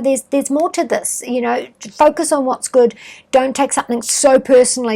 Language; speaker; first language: English; native; English